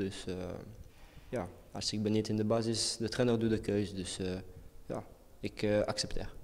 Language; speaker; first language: Dutch; non-native, learner; French